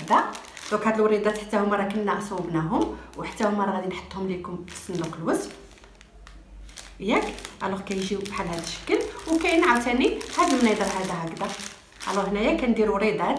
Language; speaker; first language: Arabic; native; Arabic